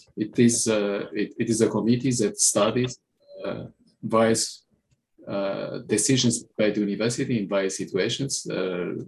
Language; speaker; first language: English; non-native, fluent; Romanian